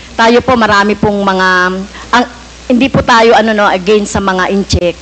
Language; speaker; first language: Filipino; native; Filipino